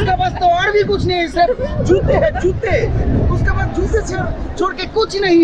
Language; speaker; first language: Hindi; non-native, learner; Bangla